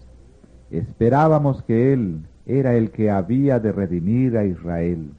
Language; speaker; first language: Spanish; native; Spanish